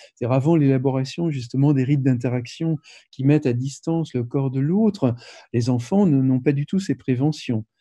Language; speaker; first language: French; native; French